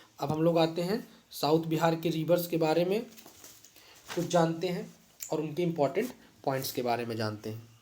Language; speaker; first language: Hindi; native; Hindi